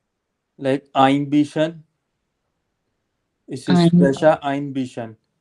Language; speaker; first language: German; non-native, fluent; Hindi